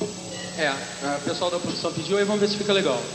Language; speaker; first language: Portuguese; native; Portuguese